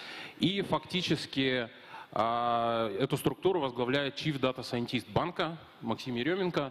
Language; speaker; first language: Russian; native; Russian